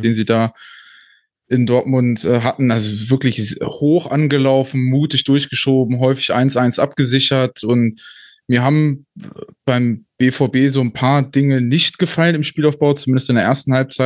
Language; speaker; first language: German; native; German